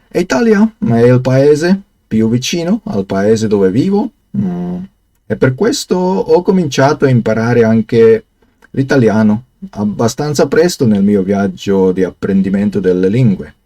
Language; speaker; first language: Italian; non-native, fluent; Slovak